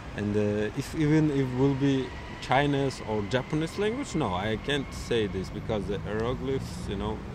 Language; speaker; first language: English; non-native, learner; Uzbek